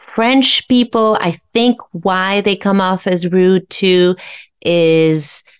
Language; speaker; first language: English; non-native, fluent; French